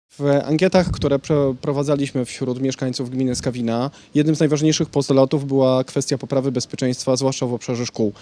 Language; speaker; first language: Polish; native; Polish